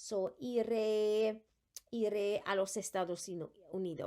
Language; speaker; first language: Spanish; non-native, fluent; Welsh